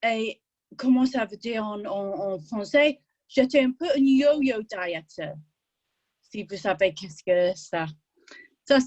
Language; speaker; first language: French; non-native, fluent; English